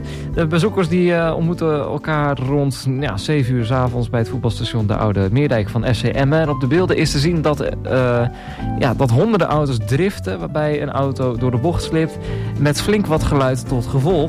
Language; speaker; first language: Dutch; native; Dutch